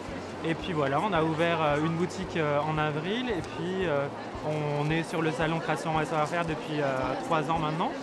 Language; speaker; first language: French; native; French